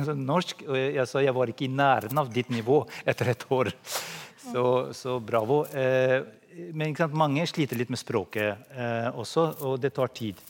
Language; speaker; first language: Norwegian; non-native, fluent; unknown